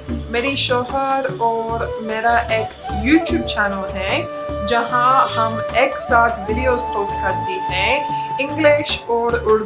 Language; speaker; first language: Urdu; non-native, learner; English